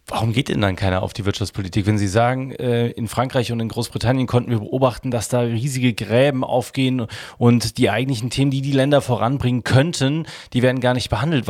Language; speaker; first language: German; native; German